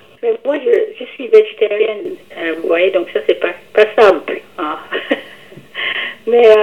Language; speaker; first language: French; non-native, fluent; English